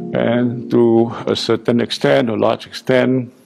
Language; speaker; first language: English; non-native, local second language; Malay